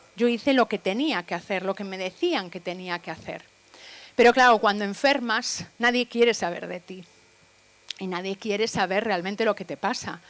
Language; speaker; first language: Spanish; native; Spanish